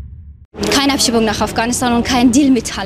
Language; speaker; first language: German; non-native, learner; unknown